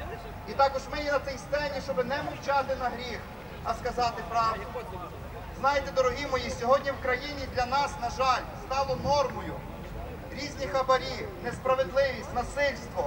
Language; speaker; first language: Ukrainian; native; Ukrainian